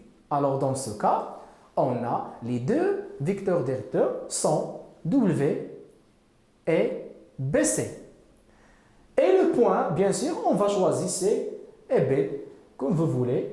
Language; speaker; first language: French; non-native, local second language; Arabic